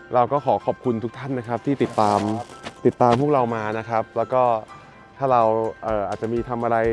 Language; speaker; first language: Thai; native; Thai